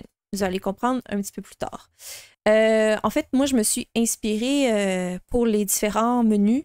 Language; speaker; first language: French; native; French